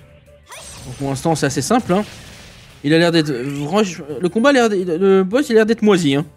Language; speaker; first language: French; native; French